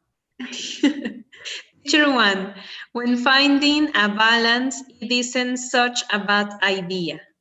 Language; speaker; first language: English; non-native, learner; Spanish